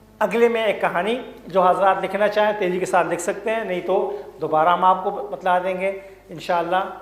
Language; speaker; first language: Urdu; native; Urdu